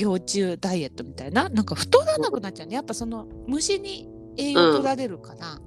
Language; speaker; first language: Japanese; native; Japanese